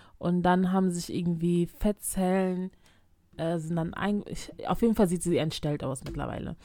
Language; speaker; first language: German; early bilingual, other home language; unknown